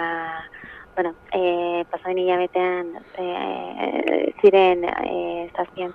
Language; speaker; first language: Basque; non-native, local second language; Spanish